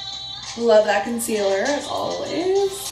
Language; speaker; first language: English; native; English